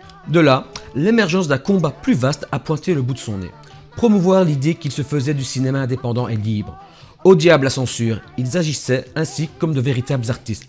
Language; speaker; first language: French; native; French